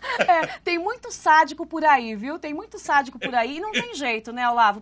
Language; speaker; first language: Portuguese; native; Portuguese